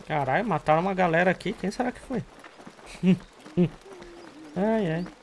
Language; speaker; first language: Portuguese; native; Portuguese